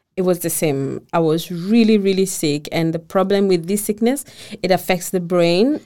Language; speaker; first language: English; non-native, local second language; Kikuyu